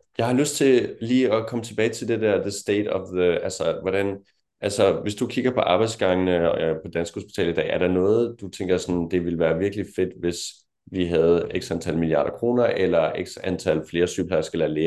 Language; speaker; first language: Danish; native; Danish